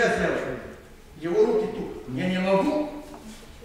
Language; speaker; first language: Russian; non-native, learner; Serbian